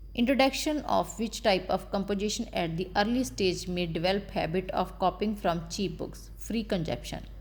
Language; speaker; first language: English; non-native, local second language; Punjabi